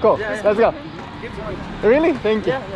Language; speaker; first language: English; non-native, learner; Japanese